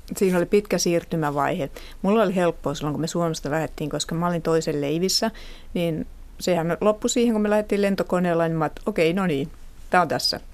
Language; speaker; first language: Finnish; native; Finnish